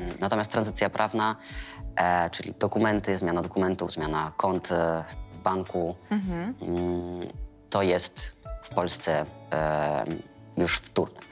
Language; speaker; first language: Polish; non-native, fluent; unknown